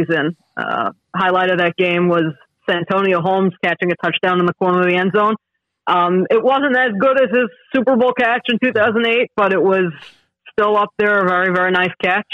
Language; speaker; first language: English; native; English